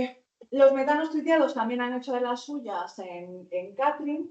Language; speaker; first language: Spanish; native; Spanish